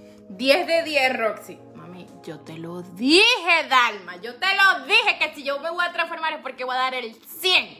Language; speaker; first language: Spanish; native; Spanish